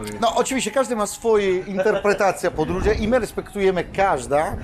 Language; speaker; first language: Polish; non-native, fluent; Italian